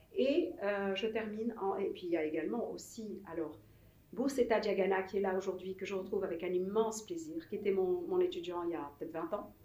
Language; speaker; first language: French; non-native, local second language; Arabic